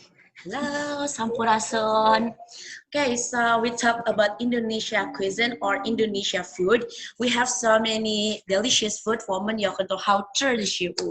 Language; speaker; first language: English; non-native, learner; Indonesian